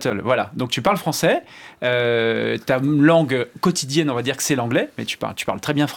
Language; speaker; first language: French; native; French